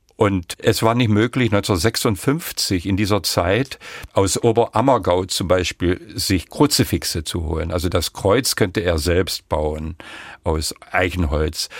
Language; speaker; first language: German; non-native, local second language; Upper Sorbian